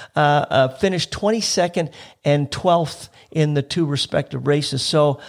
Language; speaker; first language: English; native; English